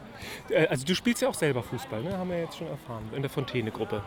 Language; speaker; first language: German; native; German